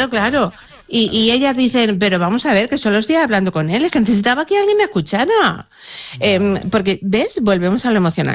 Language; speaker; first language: Spanish; native; Spanish